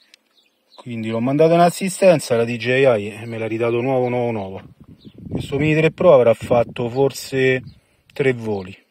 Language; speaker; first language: Italian; native; Italian